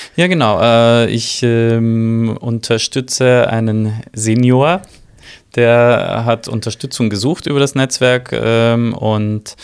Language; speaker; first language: German; native; German